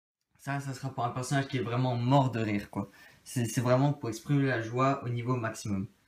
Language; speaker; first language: French; native; French